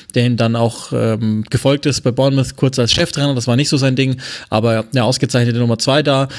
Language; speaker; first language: German; non-native, fluent; French